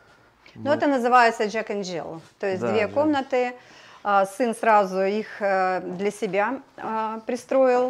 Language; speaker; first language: Russian; native; Russian